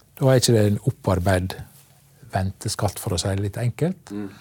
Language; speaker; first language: Norwegian; native; Norwegian